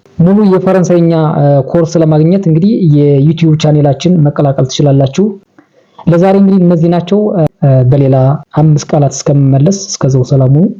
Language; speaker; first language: Amharic; native; Amharic